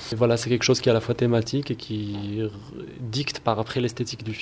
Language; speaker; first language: French; non-native, local second language; Arabic